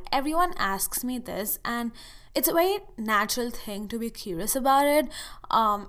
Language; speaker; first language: English; non-native, local second language; Hindi